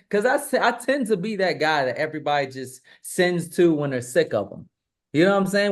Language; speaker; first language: English; native; English